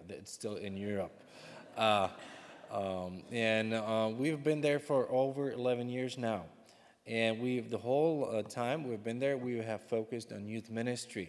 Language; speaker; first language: English; non-native, fluent; Czech